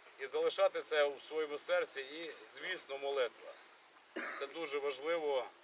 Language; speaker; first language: Ukrainian; native; Ukrainian